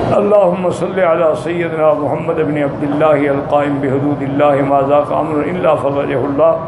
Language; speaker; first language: Urdu; native; Urdu